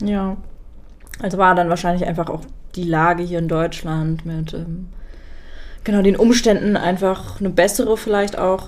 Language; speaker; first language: German; native; German